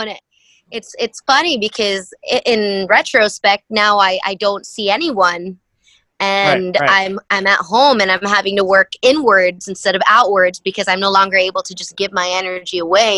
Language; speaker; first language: English; native; English